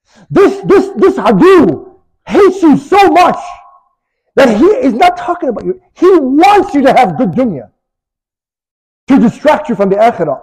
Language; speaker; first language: English; native; English